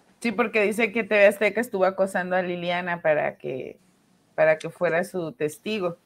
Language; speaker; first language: Spanish; native; Spanish